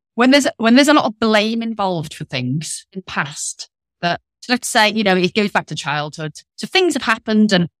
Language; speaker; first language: English; native; English